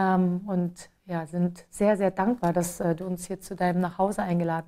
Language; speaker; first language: German; native; German